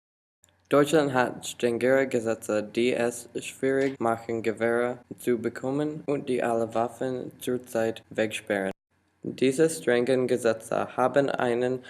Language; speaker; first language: German; non-native, learner; English